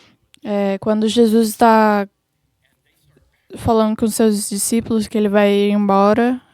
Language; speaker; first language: Portuguese; non-native, fluent; English